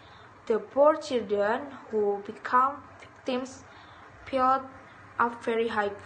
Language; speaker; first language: English; non-native, learner; Indonesian